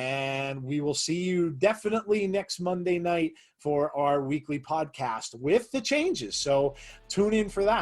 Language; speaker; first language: English; native; English